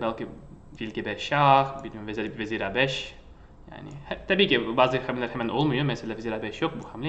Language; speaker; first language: Turkish; non-native, fluent; Russian